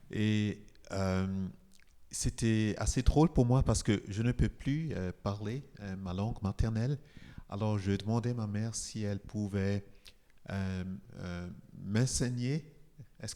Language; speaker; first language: French; non-native, fluent; Igbo